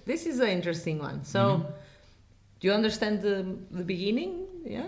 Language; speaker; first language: English; non-native, fluent; Portuguese